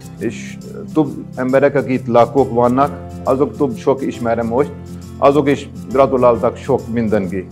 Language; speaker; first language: Hungarian; non-native, learner; Urdu